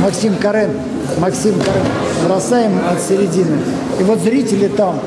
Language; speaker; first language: Russian; native; Russian